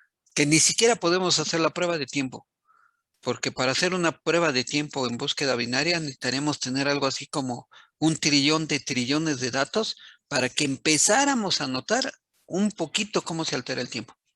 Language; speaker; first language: Spanish; native; Spanish